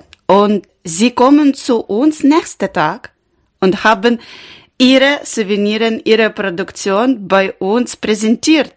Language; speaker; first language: German; non-native, learner; Ukrainian